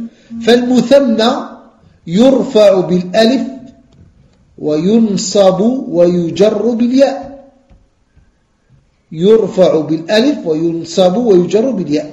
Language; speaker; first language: Arabic; non-native, fluent; French